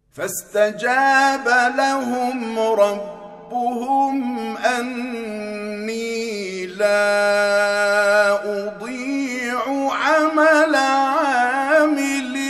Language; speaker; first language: Arabic; native; Arabic